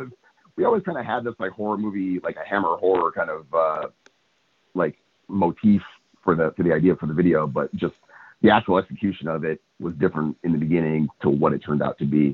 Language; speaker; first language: English; native; English